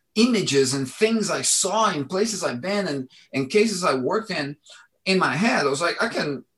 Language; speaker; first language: English; non-native, fluent; Portuguese